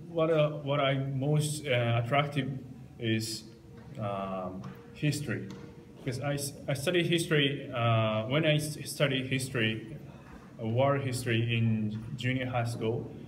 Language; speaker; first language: English; non-native, learner; Japanese